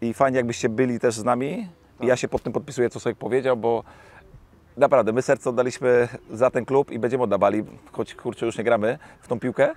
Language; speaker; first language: Polish; native; Polish